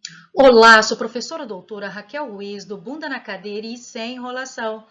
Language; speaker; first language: Portuguese; native; Portuguese